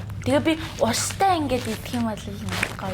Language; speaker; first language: Mongolian; early bilingual, heritage; Mongolian